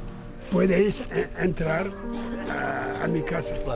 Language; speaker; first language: Spanish; non-native, learner; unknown